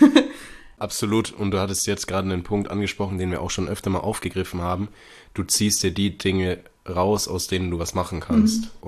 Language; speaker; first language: German; native; German